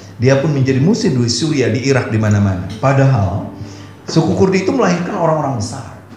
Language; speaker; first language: Indonesian; non-native, local second language; Javanese